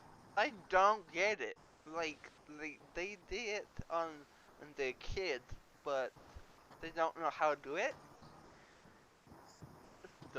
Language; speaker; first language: English; non-native, learner; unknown